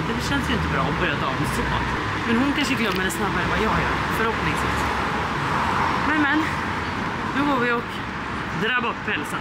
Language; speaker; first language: Swedish; native; Swedish